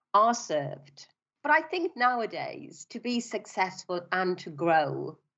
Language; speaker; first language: English; native; English